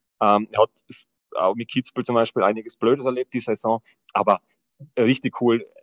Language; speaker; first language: German; native; German